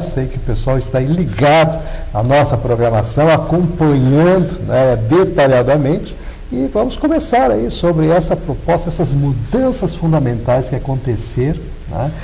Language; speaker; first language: Portuguese; native; Portuguese